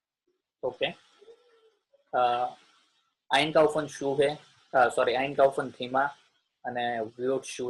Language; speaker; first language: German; non-native, learner; Gujarati